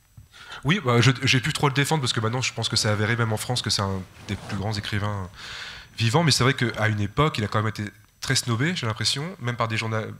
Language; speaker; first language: French; native; French